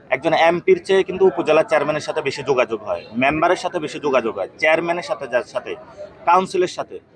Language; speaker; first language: Bangla; native; Bangla